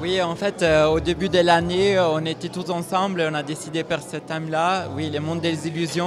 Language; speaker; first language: French; non-native, fluent; Italian